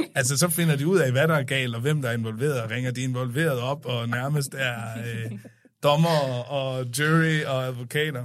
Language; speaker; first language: Danish; early bilingual, other home language; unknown